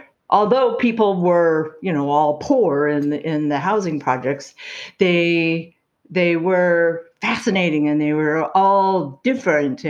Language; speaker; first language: English; native; English